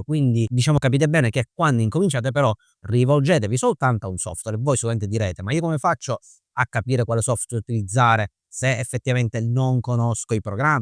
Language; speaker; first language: Italian; native; Italian